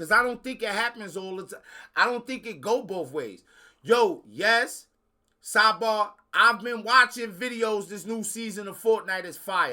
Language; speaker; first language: English; native; English